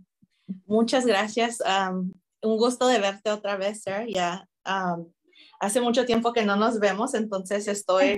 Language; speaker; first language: Spanish; early bilingual, heritage; Spanish